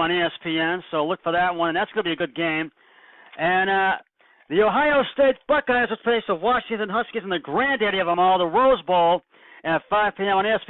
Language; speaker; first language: English; native; English